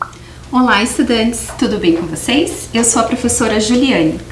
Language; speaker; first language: Portuguese; native; Portuguese